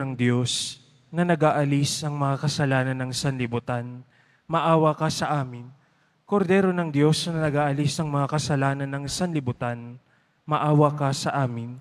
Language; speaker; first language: Filipino; native; Filipino